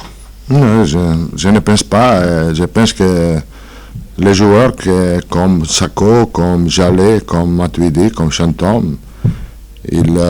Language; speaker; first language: French; non-native, fluent; Italian